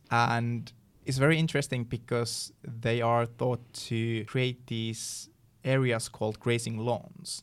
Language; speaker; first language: English; non-native, fluent; Finnish